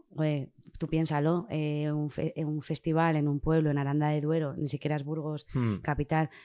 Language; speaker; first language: Spanish; native; Spanish